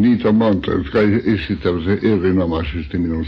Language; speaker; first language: Finnish; non-native, local second language; Swedish